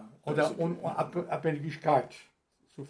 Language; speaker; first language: German; non-native, fluent; French